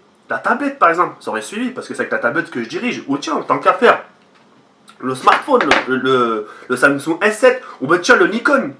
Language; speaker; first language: French; native; French